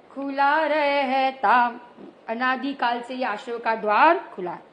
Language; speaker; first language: Hindi; non-native, local second language; Gujarati